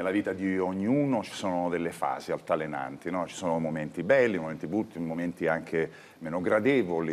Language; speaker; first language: Italian; native; Italian